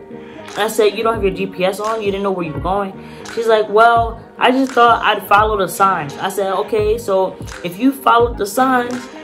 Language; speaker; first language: English; native; English